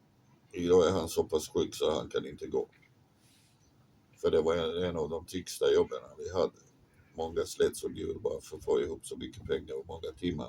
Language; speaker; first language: Swedish; non-native, fluent; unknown